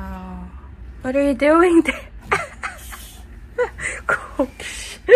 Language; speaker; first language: English; non-native, local second language; Filipino